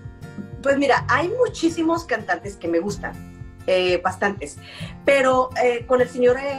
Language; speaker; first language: Spanish; native; Spanish